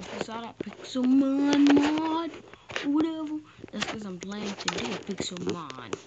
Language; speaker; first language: English; native; English